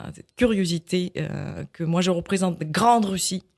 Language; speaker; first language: French; non-native, fluent; Russian